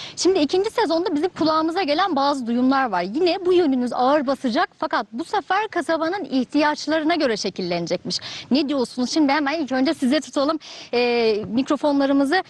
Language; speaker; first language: Turkish; native; Turkish